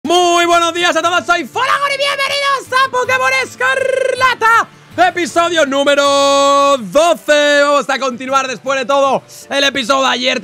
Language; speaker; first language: Spanish; native; Spanish